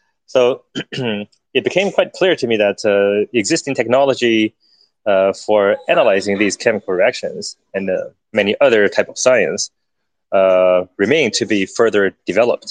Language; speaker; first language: English; early bilingual, other home language; Chinese